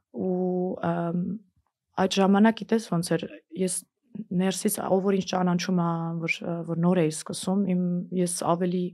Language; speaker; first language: Armenian; early bilingual, heritage; Armenian